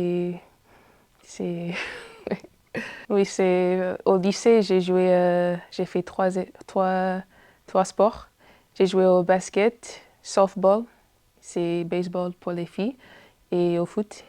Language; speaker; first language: French; non-native, fluent; English